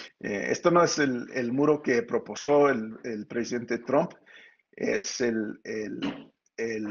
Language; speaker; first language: Spanish; early bilingual, heritage; Spanish